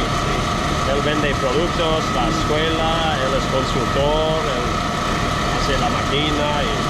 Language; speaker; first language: Spanish; non-native, learner; English